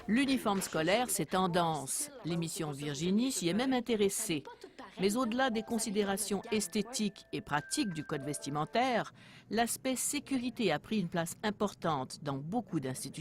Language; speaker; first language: French; native; French